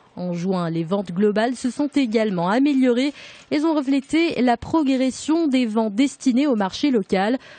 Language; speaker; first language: French; non-native, local second language; Arabic